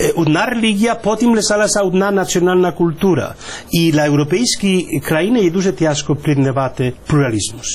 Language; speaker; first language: Ukrainian; non-native, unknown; Spanish